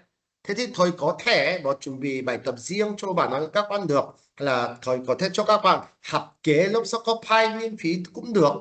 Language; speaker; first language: Vietnamese; non-native, fluent; Korean